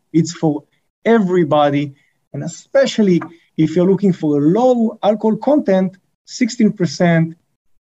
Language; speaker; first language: English; non-native, fluent; Hebrew